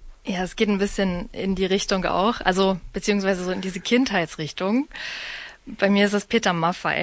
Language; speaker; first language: German; native; German